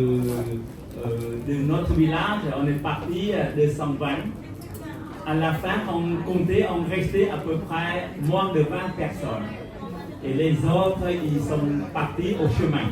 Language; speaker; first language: French; non-native, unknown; Khmer